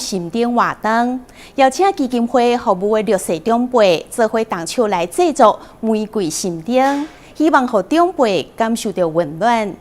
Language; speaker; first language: Chinese; native; Chinese